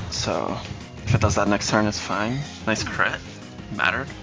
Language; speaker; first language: English; native; English